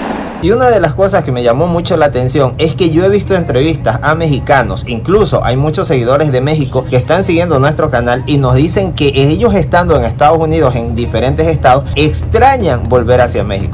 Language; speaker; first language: Spanish; native; Spanish